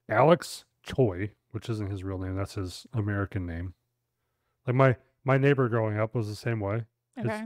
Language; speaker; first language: English; native; English